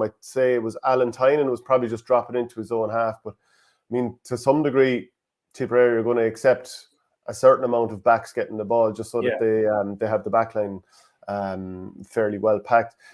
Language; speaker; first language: English; native; English